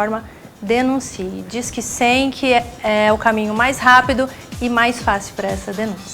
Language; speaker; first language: Portuguese; native; Portuguese